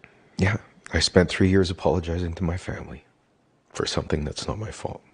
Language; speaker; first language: English; native; English